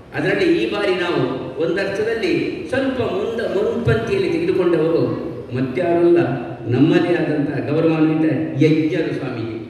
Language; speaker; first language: Kannada; non-native, local second language; Tulu